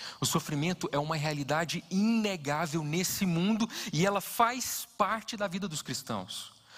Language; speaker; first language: Portuguese; native; Portuguese